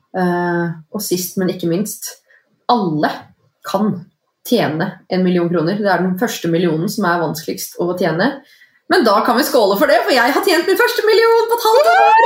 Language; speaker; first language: Norwegian; native; Norwegian